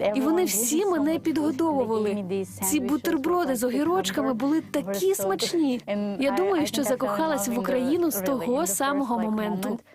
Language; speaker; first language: Ukrainian; non-native, fluent; Portuguese